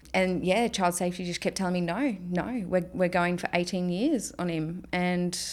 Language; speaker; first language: English; native; English